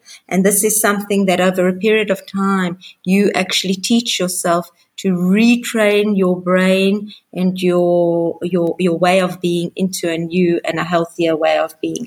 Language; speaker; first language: English; native; English